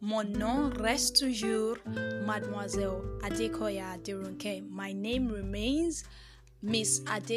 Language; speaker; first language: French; non-native, fluent; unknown